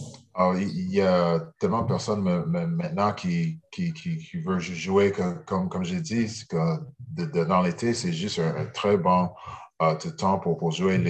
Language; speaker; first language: French; early bilingual, heritage; English